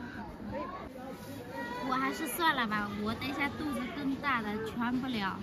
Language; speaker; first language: Chinese; non-native, fluent; Lao